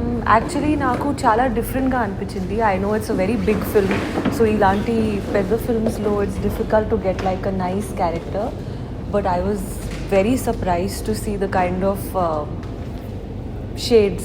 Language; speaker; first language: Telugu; non-native, learner; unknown